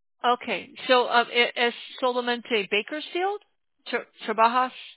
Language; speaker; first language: Spanish; non-native, learner; English